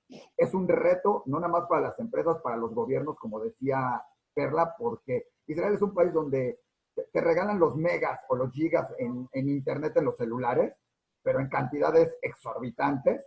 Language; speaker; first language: Spanish; native; Spanish